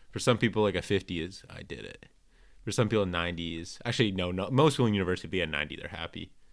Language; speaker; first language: English; native; English